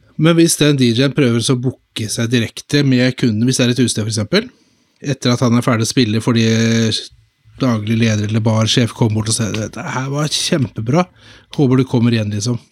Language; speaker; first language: Norwegian; native; Norwegian